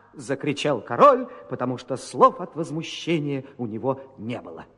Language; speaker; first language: Russian; native; Russian